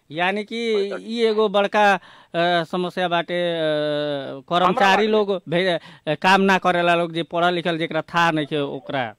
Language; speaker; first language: Bhojpuri; native; Bhojpuri